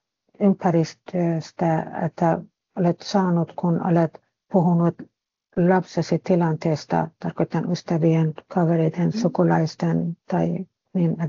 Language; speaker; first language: Finnish; non-native, fluent; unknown